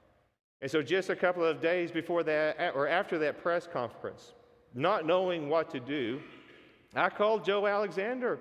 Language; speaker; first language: English; native; English